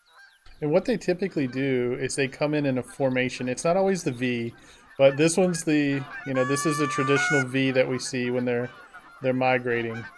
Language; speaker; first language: English; native; English